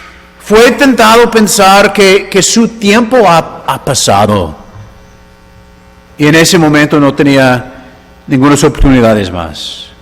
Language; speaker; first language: Spanish; non-native, fluent; English